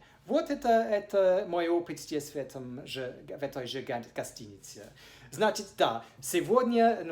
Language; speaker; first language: Russian; non-native, fluent; English